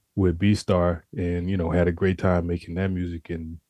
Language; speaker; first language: English; native; English